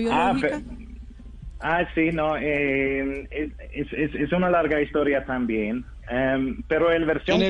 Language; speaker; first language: Spanish; non-native, learner; Norwegian